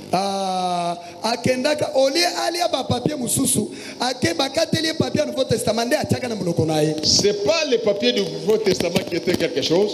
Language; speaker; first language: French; non-native, local second language; Lingala